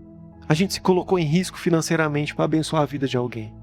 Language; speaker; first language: Portuguese; native; Portuguese